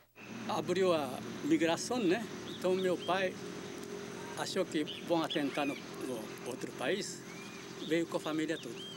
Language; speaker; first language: Portuguese; early bilingual, other home language; Japanese